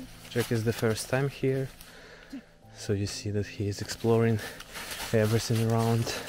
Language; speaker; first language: English; non-native, fluent; Ukrainian